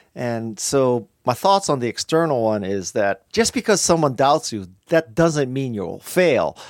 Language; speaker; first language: English; native; English